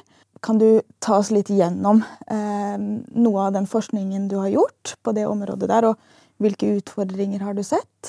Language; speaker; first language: Norwegian; native; Norwegian